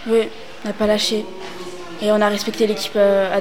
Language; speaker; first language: French; native; French